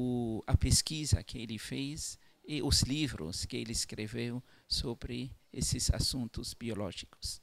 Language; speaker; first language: Portuguese; non-native, local second language; Arabic